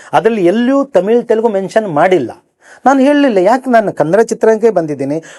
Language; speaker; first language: Kannada; native; Kannada